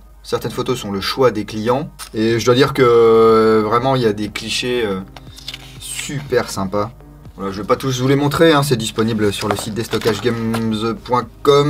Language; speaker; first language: French; native; French